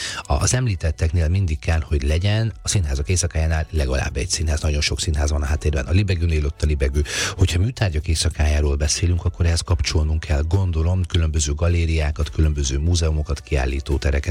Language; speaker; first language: Hungarian; native; Hungarian